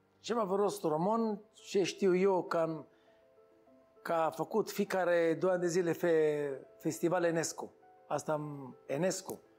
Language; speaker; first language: Romanian; non-native, learner; Hebrew